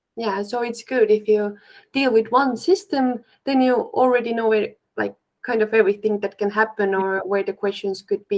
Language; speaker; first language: English; non-native, fluent; Estonian